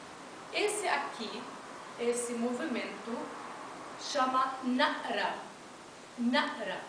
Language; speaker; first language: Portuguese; non-native, fluent; Arabic